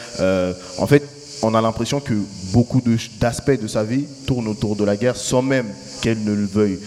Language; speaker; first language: French; native; French